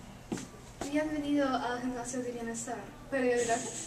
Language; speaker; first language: Spanish; non-native, learner; English